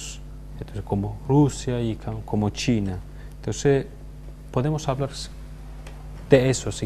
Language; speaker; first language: Spanish; non-native, fluent; Turkish